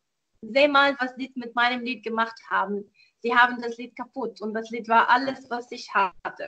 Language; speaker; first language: German; non-native, fluent; Arabic